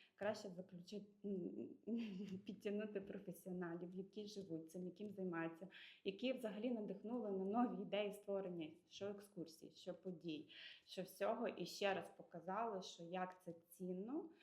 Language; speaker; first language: Ukrainian; native; Ukrainian